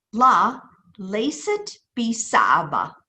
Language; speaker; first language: Arabic; non-native, fluent; English